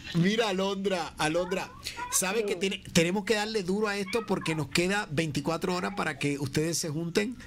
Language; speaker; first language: Spanish; native; Spanish